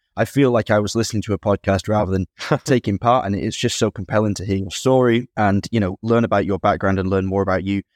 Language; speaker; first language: English; native; English